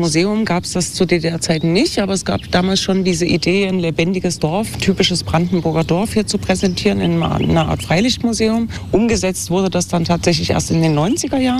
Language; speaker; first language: German; native; German